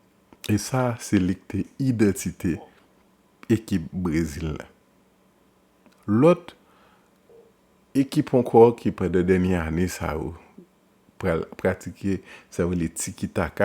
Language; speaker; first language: French; non-native, local second language; Haitian Creole